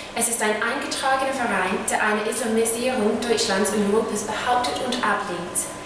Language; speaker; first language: German; non-native, learner; English